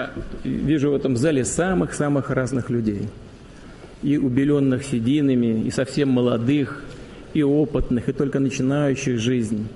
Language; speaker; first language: Russian; native; Russian